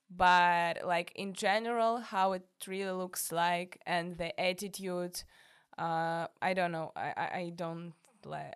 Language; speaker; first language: English; non-native, fluent; Russian